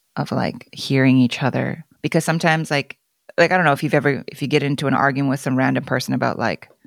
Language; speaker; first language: English; non-native, fluent; Korean